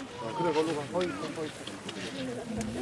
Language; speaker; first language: Korean; native; Korean